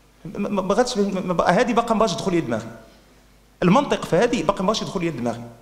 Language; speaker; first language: Arabic; native; Arabic